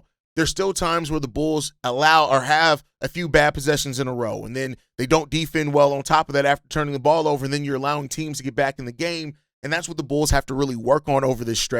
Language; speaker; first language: English; native; English